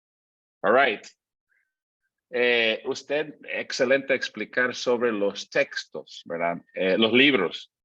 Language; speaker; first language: Spanish; non-native, fluent; English